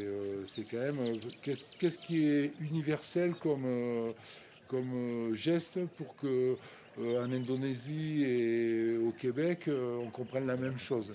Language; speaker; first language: French; native; French